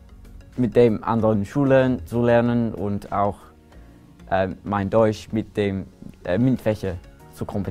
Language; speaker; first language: German; non-native, learner; English